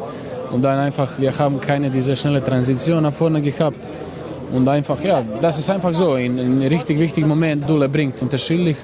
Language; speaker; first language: German; non-native, fluent; Croatian